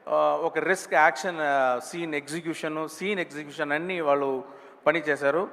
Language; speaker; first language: Telugu; non-native, learner; Tamil